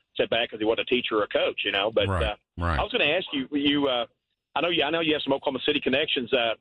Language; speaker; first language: English; native; English